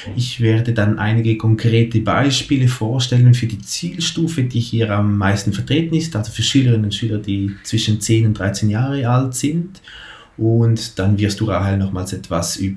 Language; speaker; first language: German; non-native, local second language; Romansh